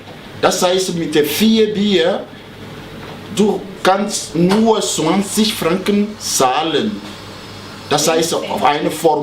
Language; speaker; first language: German; non-native, learner; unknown